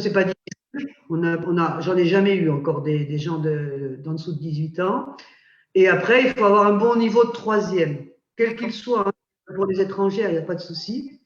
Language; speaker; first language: French; native; French